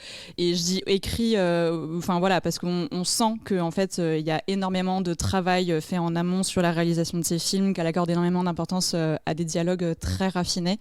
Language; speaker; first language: French; native; French